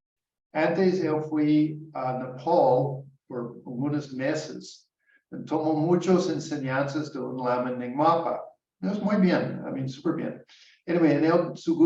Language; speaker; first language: Spanish; non-native, learner; English